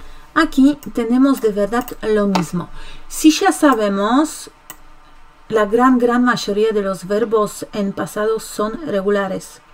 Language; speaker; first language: Spanish; non-native, fluent; Polish